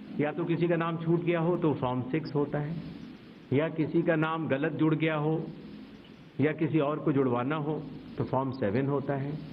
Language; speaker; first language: Hindi; native; Hindi